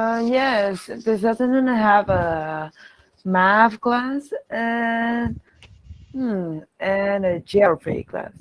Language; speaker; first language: English; non-native, learner; Vietnamese